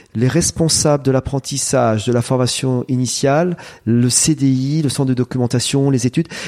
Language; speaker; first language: French; native; French